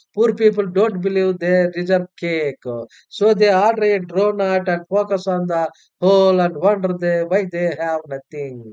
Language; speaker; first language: English; non-native, local second language; Telugu